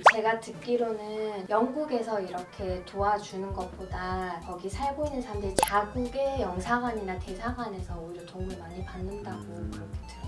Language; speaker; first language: Korean; native; Korean